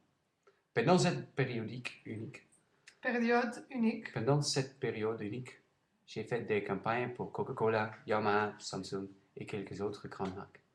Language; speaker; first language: French; non-native, learner; Dutch